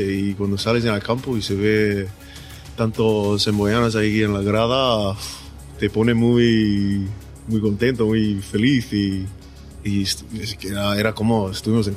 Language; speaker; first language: Spanish; non-native, fluent; English